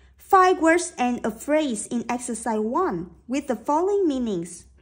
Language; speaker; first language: English; non-native, fluent; Vietnamese